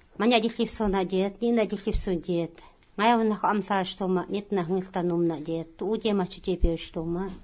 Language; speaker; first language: Russian; non-native, local second language; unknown